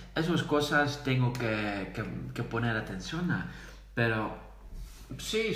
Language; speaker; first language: Spanish; non-native, fluent; Dutch